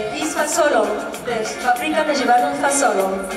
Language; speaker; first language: Polish; non-native, learner; Spanish